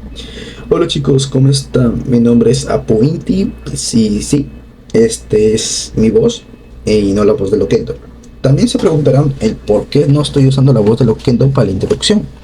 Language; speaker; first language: Spanish; native; Spanish